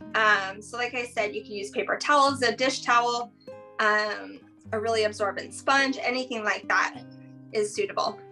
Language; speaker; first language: English; native; English